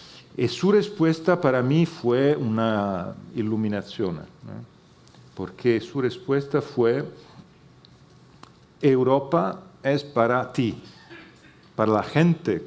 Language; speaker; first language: Spanish; non-native, fluent; Italian